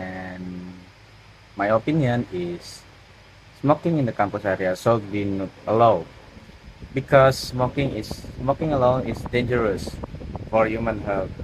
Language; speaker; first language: English; non-native, learner; Indonesian